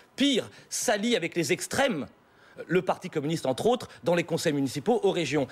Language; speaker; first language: French; native; French